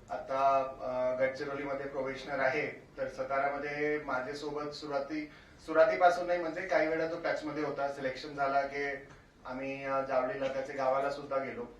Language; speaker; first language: Marathi; non-native, local second language; Hindi